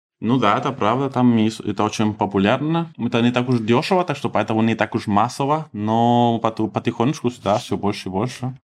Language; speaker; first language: Russian; non-native, fluent; Spanish